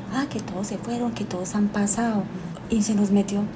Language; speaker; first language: Spanish; native; Spanish